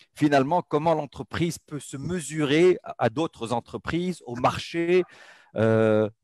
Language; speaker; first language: French; non-native, local second language; Arabic